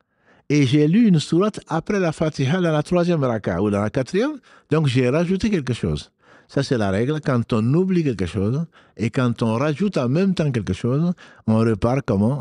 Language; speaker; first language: French; native; French